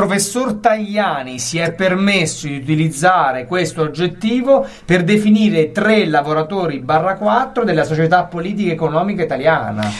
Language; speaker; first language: Italian; native; Italian